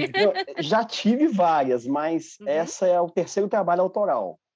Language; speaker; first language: Portuguese; native; Portuguese